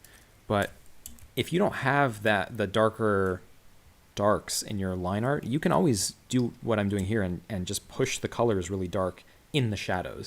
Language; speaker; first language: English; native; English